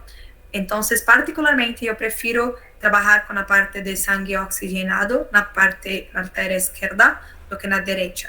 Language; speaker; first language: Spanish; non-native, learner; Portuguese